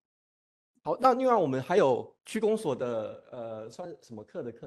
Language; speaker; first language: Chinese; native; Chinese